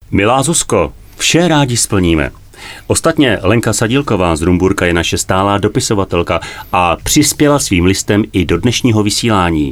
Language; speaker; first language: Czech; native; Czech